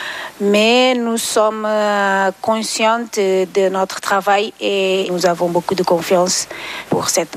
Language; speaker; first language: French; non-native, learner; Portuguese